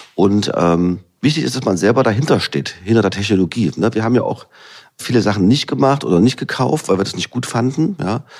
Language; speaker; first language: German; native; German